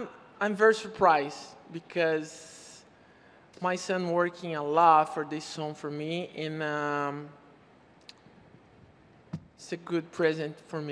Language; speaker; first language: English; non-native, learner; Portuguese